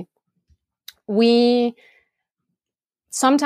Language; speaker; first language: English; non-native, fluent; French